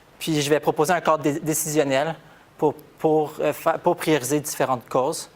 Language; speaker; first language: French; native; French